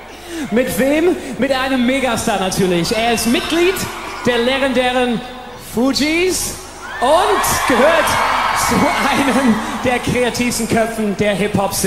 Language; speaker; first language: German; native; German